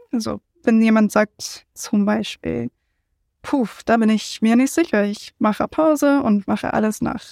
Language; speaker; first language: German; non-native, fluent; English